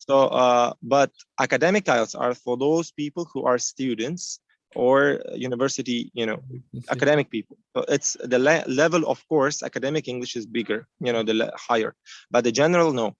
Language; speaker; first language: English; non-native, fluent; Uzbek